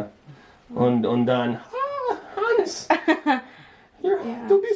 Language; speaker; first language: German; early bilingual, heritage; German